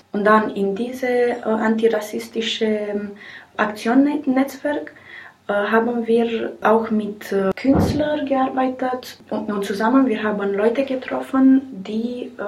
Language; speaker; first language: German; non-native, learner; Romanian